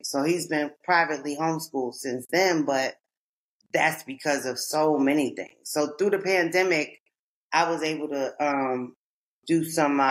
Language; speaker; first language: English; native; English